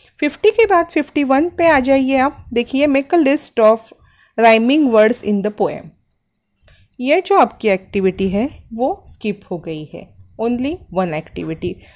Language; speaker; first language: Hindi; non-native, local second language; Marathi